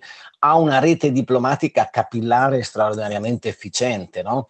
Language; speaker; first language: Italian; native; Italian